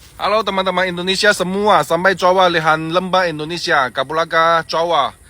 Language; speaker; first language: Indonesian; non-native, learner; Chinese